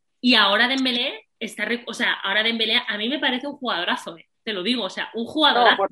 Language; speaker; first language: Spanish; native; Spanish